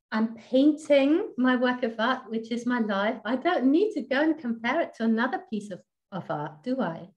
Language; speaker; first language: English; non-native, fluent; Danish